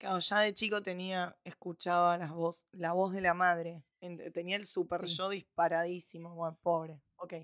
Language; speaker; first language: Spanish; native; Spanish